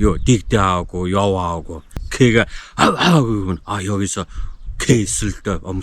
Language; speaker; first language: Korean; non-native, learner; Mongolian